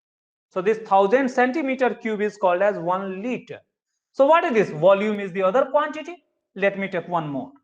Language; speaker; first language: English; non-native, local second language; Hindi